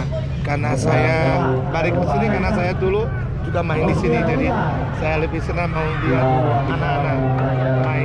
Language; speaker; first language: Indonesian; non-native, fluent; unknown